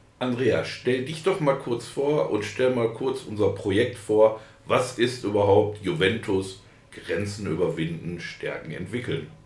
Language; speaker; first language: German; native; German